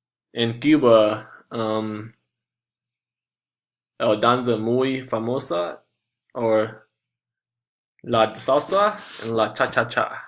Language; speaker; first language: Spanish; non-native, learner; English